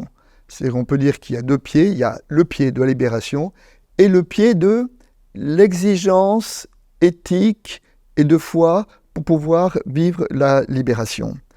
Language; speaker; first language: French; native; French